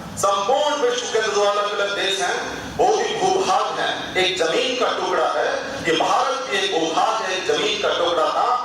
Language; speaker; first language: Hindi; native; Hindi